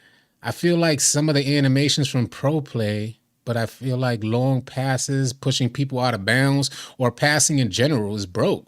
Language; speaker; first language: English; native; English